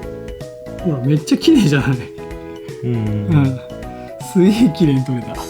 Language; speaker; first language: Japanese; native; Japanese